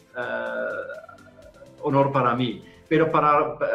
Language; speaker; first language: Spanish; non-native, fluent; German